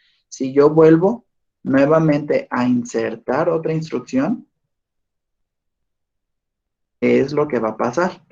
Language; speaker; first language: Spanish; native; Spanish